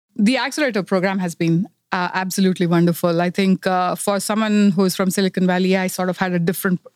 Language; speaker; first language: English; non-native, local second language; Kannada